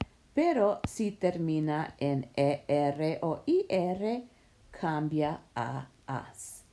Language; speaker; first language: Spanish; non-native, fluent; English